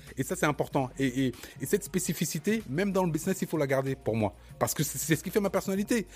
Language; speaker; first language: French; early bilingual, other home language; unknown